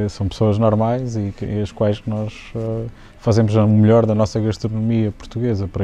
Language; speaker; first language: Spanish; non-native, learner; Portuguese